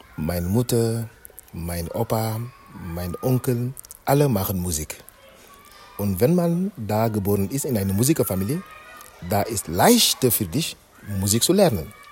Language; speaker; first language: German; non-native, fluent; Wolof